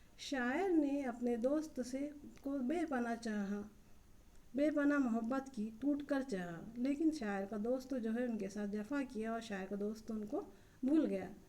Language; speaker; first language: Urdu; native; Urdu